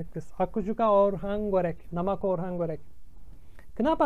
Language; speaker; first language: Indonesian; non-native, learner; Turkish